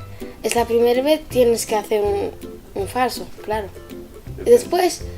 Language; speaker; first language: Spanish; non-native, learner; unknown